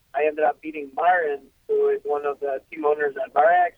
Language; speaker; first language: English; non-native, fluent; Spanish